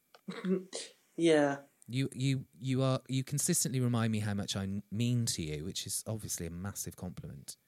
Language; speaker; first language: English; non-native, fluent; Swedish